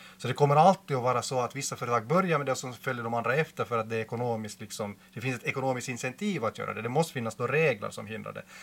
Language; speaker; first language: Swedish; native; Swedish